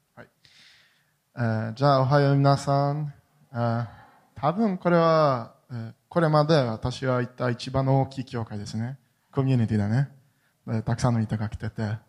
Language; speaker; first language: Japanese; non-native, fluent; Hebrew